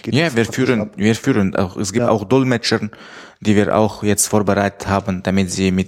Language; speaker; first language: German; non-native, fluent; Tajik